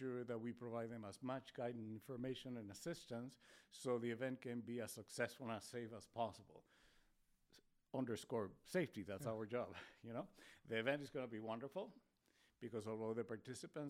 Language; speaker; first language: English; non-native, fluent; Spanish